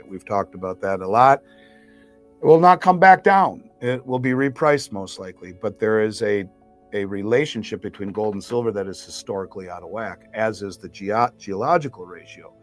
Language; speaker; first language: English; native; English